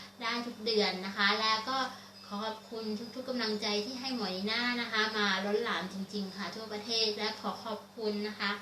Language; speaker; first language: Thai; native; Thai